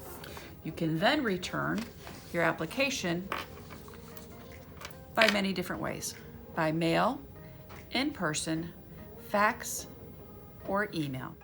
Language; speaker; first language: English; native; English